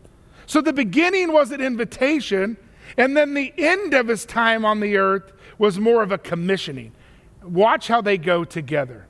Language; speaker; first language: English; native; English